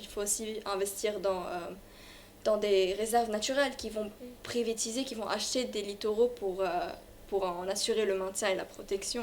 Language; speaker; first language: French; non-native, local second language; Arabic